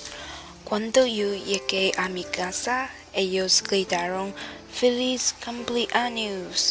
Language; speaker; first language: Spanish; non-native, learner; Chinese